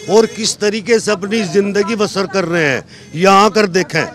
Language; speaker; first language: Hindi; native; Hindi